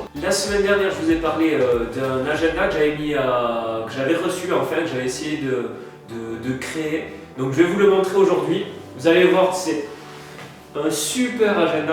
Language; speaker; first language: French; native; French